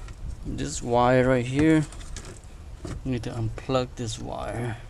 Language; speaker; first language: English; non-native, fluent; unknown